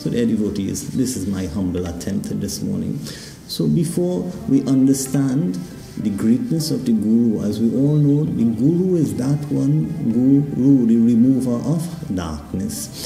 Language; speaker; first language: English; native; English